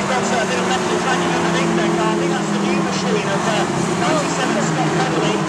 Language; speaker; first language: English; native; English